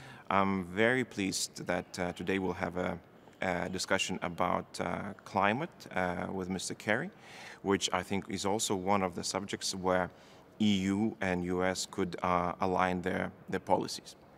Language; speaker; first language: English; non-native, fluent; Lithuanian